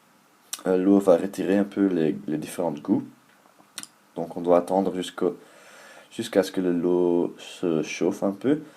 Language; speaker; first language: French; non-native, learner; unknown